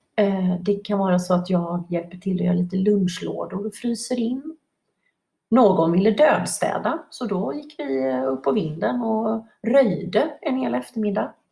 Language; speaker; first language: Swedish; native; Swedish